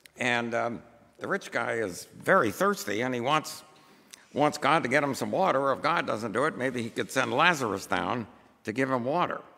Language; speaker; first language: English; native; English